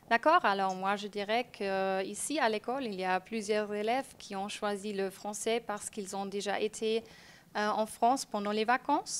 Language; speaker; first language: French; non-native, fluent; German